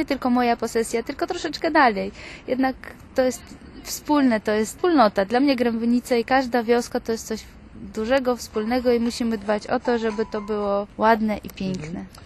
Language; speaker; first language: Polish; non-native, fluent; Georgian